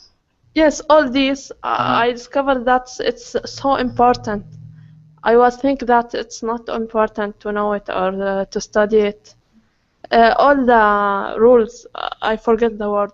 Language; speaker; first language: English; non-native, learner; Arabic